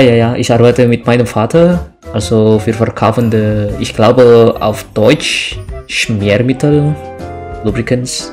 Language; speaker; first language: German; non-native, learner; Indonesian